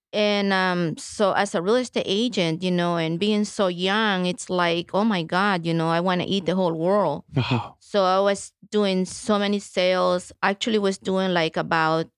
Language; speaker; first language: English; early bilingual, other home language; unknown